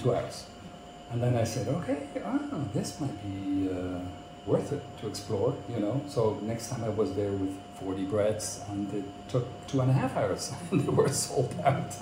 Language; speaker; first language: English; non-native, fluent; Swiss German